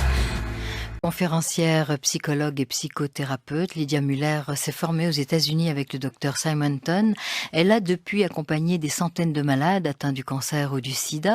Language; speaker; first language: French; native; French